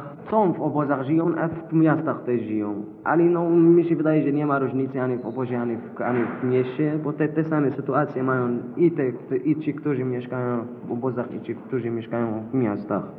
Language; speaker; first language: Polish; non-native, learner; Arabic